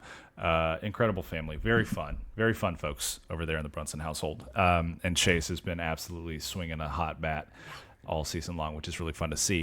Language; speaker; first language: English; native; English